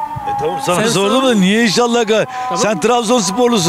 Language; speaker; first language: Turkish; native; Turkish